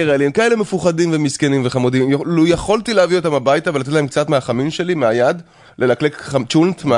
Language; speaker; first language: Hebrew; native; Hebrew